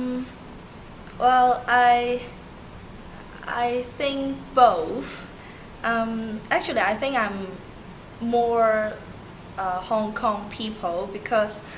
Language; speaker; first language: English; early bilingual, other home language; Turkish